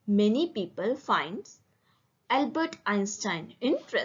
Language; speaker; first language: English; non-native, fluent; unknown